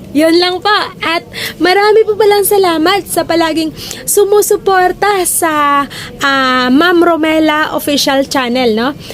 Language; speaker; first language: Filipino; non-native, local second language; Hiligaynon